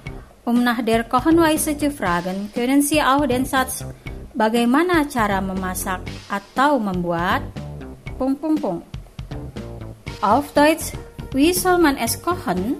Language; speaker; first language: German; non-native, fluent; Indonesian